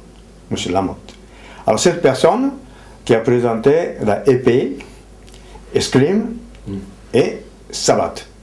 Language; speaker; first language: French; non-native, fluent; Japanese